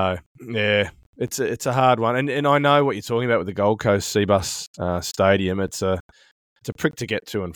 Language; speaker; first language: English; native; English